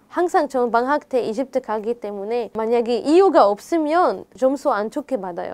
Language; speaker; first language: Korean; non-native, fluent; Arabic